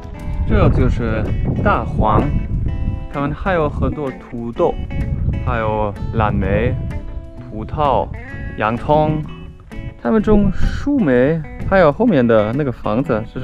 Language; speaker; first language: Chinese; non-native, fluent; German